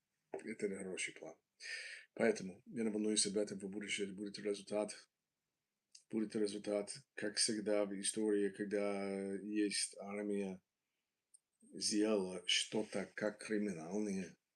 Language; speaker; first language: Russian; non-native, learner; English